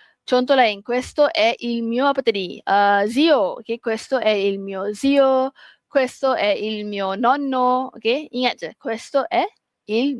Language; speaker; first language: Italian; non-native, learner; Malay